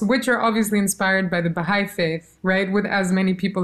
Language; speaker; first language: English; non-native, fluent; Albanian